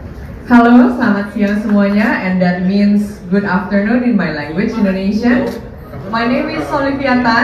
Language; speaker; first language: English; non-native, fluent; Indonesian